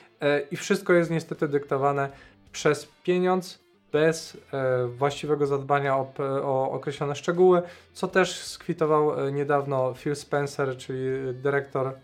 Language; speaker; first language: Polish; native; Polish